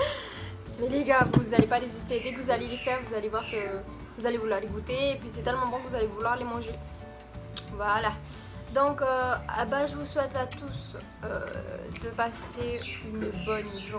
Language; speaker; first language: French; native; French